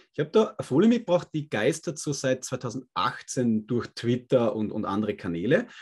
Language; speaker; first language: German; native; German